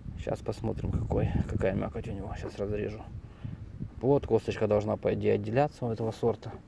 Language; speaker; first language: Russian; non-native, local second language; Ukrainian